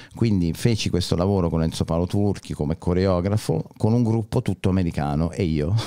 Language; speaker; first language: Italian; native; Italian